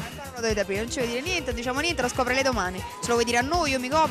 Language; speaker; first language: Italian; native; Italian